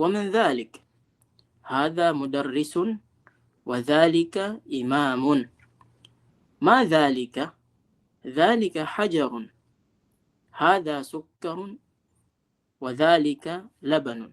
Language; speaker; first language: Arabic; non-native, fluent; Filipino